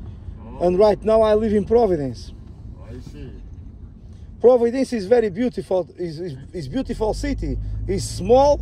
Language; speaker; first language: English; non-native, learner; Portuguese